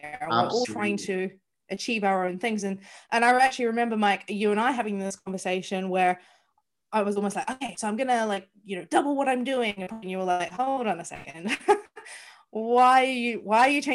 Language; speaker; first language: English; native; English